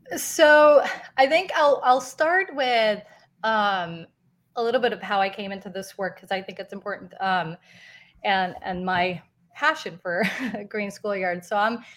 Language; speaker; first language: English; non-native, fluent; Spanish